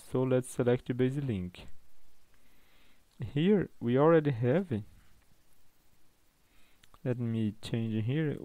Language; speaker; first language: English; non-native, fluent; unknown